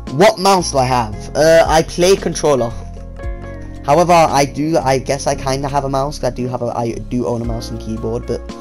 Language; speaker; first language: English; native; English